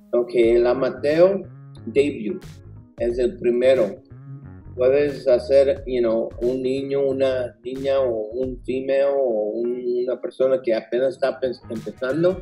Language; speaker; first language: Spanish; early bilingual, heritage; Spanish